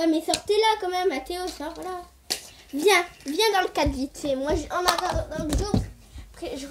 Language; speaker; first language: French; native; French